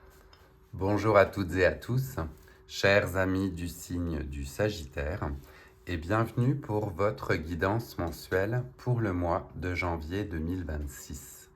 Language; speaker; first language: French; native; French